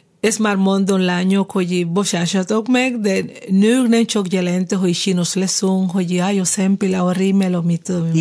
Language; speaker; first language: Hungarian; non-native, fluent; Spanish